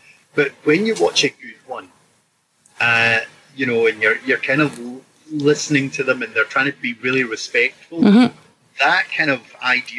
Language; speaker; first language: English; native; English